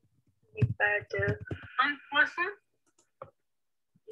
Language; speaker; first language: French; non-native, learner; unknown